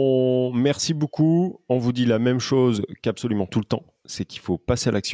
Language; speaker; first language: French; native; French